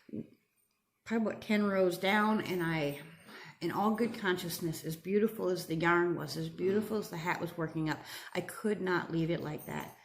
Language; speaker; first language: English; native; English